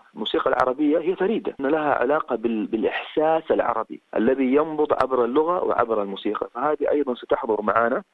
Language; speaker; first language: Arabic; native; Arabic